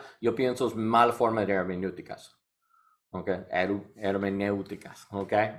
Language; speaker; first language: Spanish; non-native, learner; English